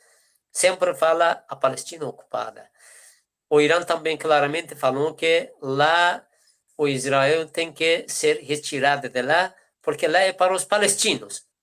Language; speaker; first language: Portuguese; non-native, fluent; Persian